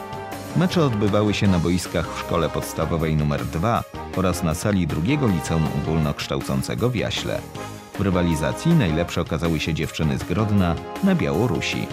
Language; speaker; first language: Polish; native; Polish